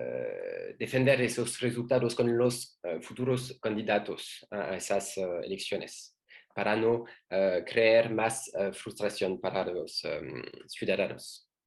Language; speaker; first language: Spanish; non-native, learner; French